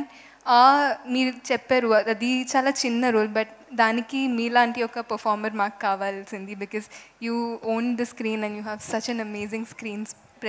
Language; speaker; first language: Telugu; non-native, fluent; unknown